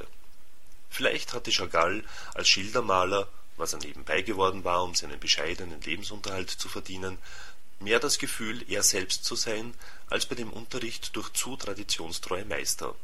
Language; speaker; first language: German; native; German